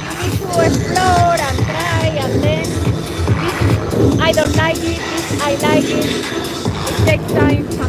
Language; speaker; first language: English; non-native, fluent; Spanish